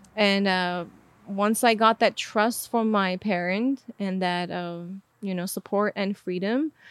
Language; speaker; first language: English; non-native, fluent; Armenian